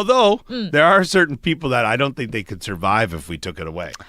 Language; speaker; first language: English; native; English